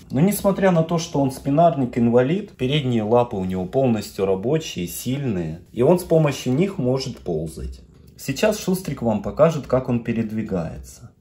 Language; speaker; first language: Russian; native; Russian